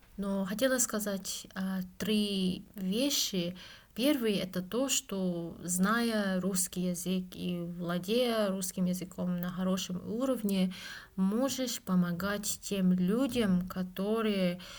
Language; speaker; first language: Russian; non-native, fluent; Japanese